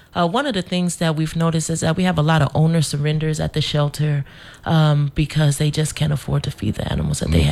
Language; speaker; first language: English; native; English